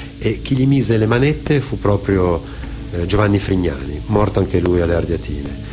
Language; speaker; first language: Italian; native; Italian